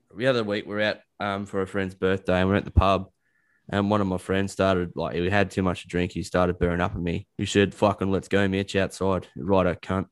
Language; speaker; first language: English; native; English